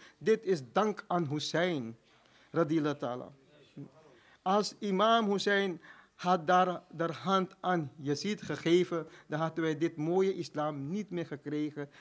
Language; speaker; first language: Dutch; non-native, fluent; Urdu